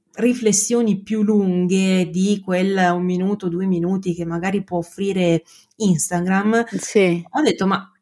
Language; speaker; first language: Italian; native; Italian